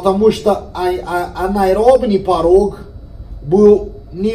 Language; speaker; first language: Russian; non-native, fluent; Portuguese